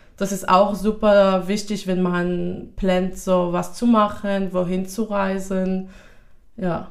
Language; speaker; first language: German; non-native, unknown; Hebrew